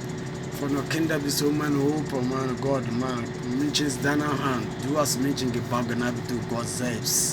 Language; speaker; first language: German; non-native, learner; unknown